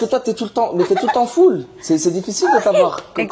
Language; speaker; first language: French; native; French